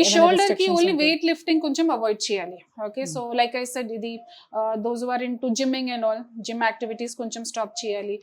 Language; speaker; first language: Telugu; non-native, fluent; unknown